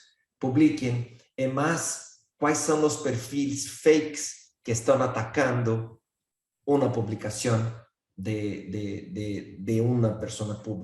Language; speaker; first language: Spanish; non-native, fluent; Portuguese